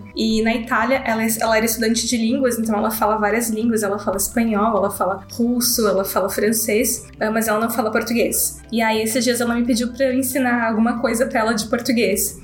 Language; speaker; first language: Portuguese; native; Portuguese